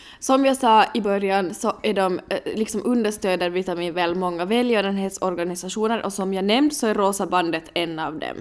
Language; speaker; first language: Swedish; native; Swedish